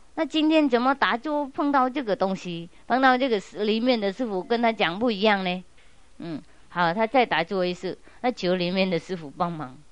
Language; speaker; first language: Chinese; non-native, fluent; Vietnamese